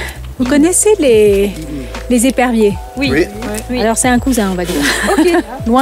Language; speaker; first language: French; native; French